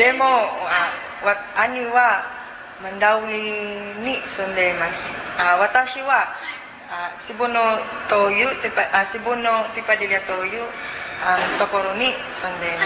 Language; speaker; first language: Japanese; non-native, learner; Cebuano